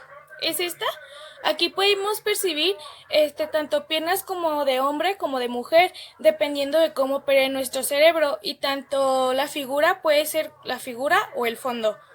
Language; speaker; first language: Spanish; native; Spanish